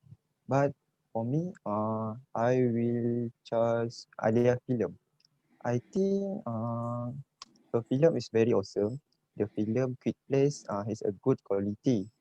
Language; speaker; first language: English; non-native, learner; Malay